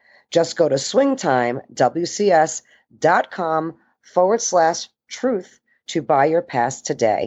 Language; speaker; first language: English; early bilingual, other home language; Italian